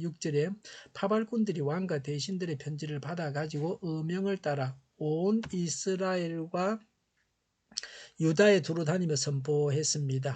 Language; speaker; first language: Korean; native; Korean